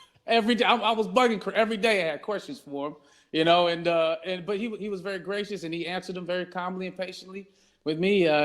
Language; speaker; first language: English; native; English